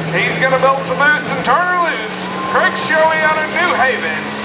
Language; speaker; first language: English; native; English